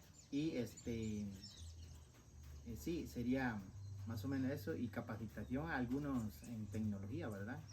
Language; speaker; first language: Spanish; non-native, local second language; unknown